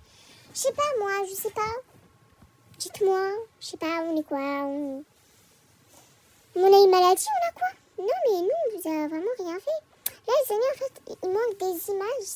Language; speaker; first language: French; native; French